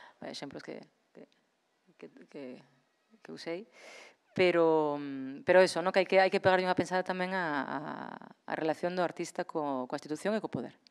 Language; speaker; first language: Galician; non-native, local second language; Spanish